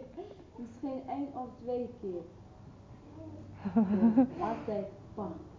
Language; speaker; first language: Dutch; non-native, learner; Arabic